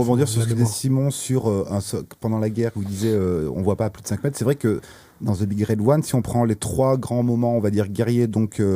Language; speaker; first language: French; native; French